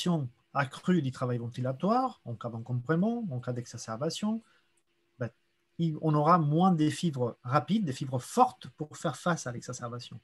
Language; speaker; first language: French; native; French